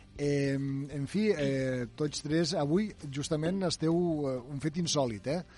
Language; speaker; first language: Catalan; native; Catalan